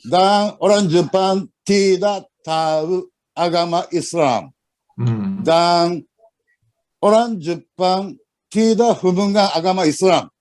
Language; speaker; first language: Indonesian; non-native, learner; Japanese